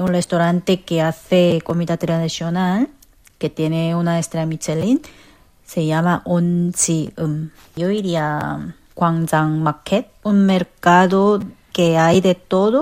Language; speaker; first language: Spanish; non-native, fluent; Korean